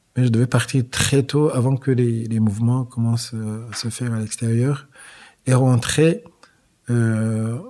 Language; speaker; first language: French; non-native, local second language; Kinyarwanda